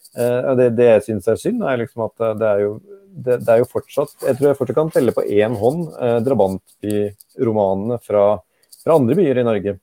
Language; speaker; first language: Norwegian; native; Norwegian